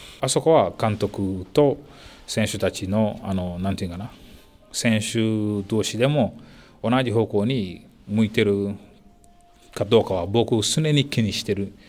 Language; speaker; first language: Japanese; non-native, fluent; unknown